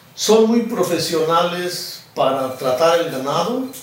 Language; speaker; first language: Spanish; native; Spanish